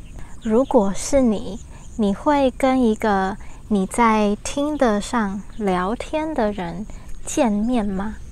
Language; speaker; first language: Chinese; non-native, learner; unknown